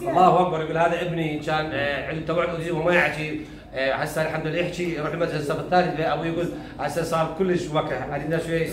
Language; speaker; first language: Arabic; non-native, local second language; Central Kurdish